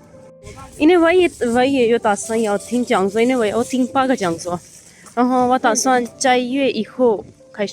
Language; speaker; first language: Chinese; non-native, fluent; Urdu